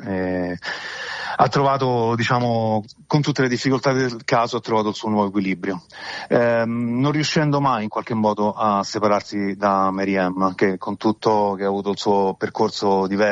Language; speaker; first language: Italian; native; Italian